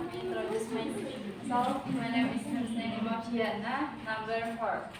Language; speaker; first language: English; non-native, learner; Indonesian